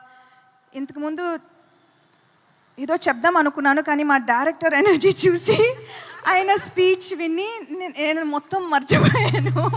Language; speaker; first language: Telugu; non-native, fluent; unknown